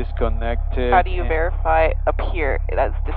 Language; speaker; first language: English; native; English